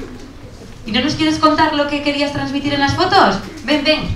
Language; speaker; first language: Spanish; native; Spanish